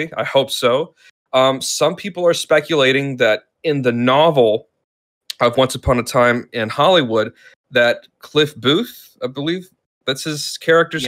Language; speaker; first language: English; native; English